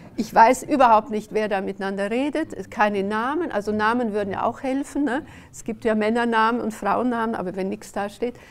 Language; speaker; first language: German; early bilingual, other home language; Hungarian